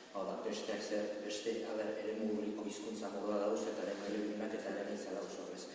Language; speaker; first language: Basque; native; Basque